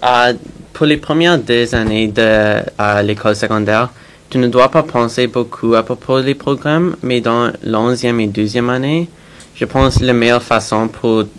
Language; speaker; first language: French; non-native, local second language; English